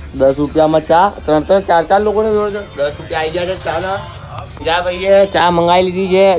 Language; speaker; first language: Gujarati; non-native, local second language; Hindi